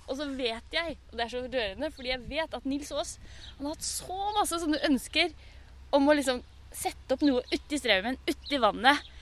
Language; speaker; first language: Norwegian; native; Norwegian